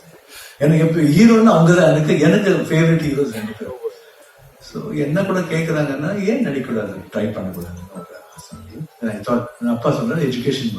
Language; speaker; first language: Tamil; non-native, local second language; Kannada